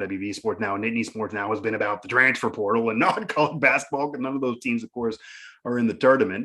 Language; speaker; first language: English; native; English